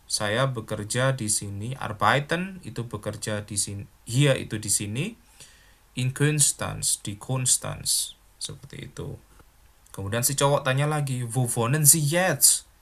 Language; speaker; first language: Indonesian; native; Indonesian